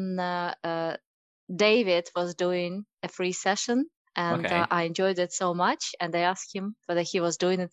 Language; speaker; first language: English; non-native, fluent; Russian